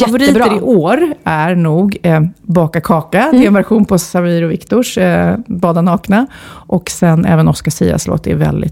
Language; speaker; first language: Swedish; native; Swedish